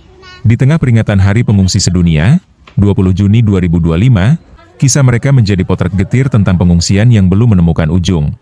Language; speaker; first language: Indonesian; native; Indonesian